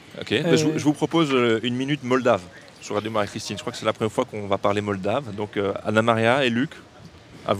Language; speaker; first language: French; native; French